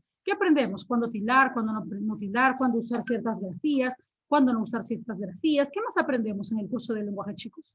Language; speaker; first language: Spanish; native; Spanish